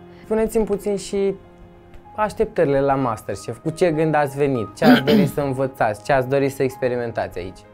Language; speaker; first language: Romanian; native; Romanian